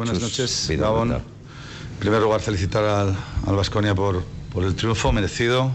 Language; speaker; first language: Spanish; native; Spanish